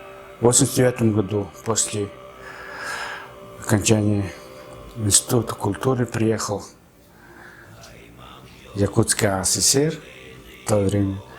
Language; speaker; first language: Russian; non-native, fluent; Mongolian